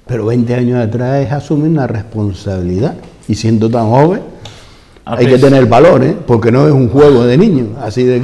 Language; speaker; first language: Spanish; native; Spanish